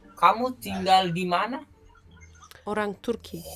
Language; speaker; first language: English; non-native, learner; Turkish